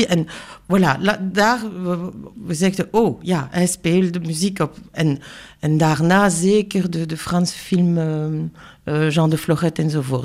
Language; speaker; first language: Dutch; non-native, local second language; French